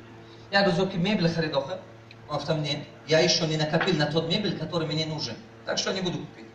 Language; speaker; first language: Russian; non-native, fluent; Tajik